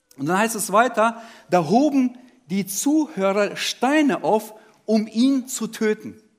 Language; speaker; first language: German; early bilingual, other home language; Russian